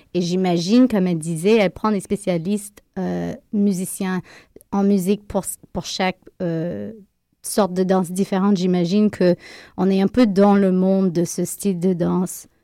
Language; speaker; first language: French; native; French